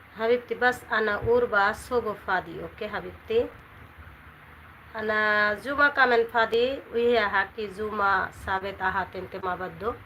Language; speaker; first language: Arabic; non-native, learner; Bangla